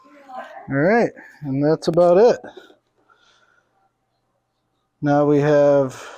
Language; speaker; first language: English; native; English